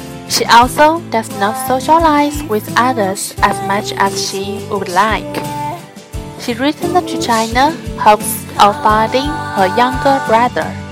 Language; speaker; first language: English; non-native, learner; Chinese